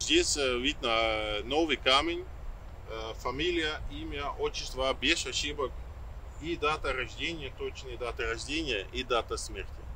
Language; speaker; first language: Russian; non-native, fluent; Dutch